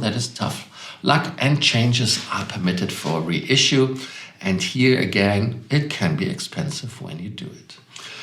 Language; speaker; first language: English; non-native, fluent; German